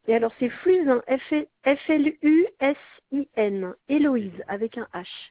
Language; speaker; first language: French; native; French